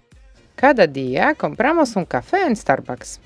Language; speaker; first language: Spanish; non-native, fluent; Polish